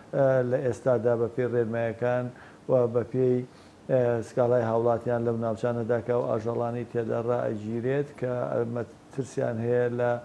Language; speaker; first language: Central Kurdish; native; Central Kurdish